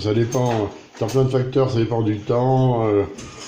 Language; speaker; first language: French; native; French